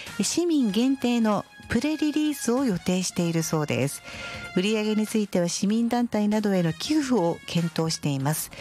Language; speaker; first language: Japanese; native; Japanese